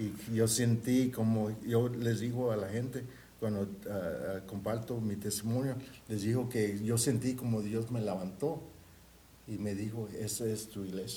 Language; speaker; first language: Spanish; early bilingual, heritage; Spanish